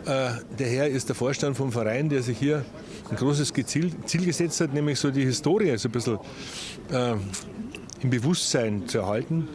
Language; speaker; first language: German; native; German